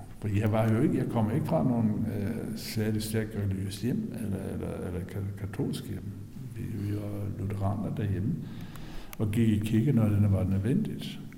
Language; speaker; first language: Danish; native; Danish